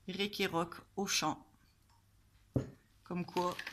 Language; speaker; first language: French; native; French